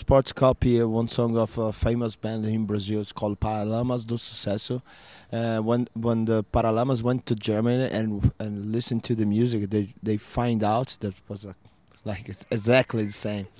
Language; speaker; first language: English; non-native, fluent; Portuguese